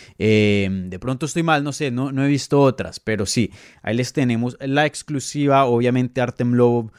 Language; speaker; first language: Spanish; native; Spanish